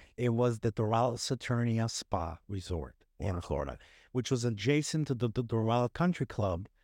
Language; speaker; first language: English; early bilingual, other home language; Hebrew